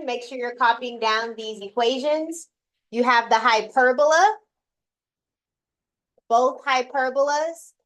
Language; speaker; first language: English; native; English